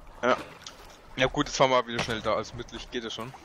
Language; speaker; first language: German; native; German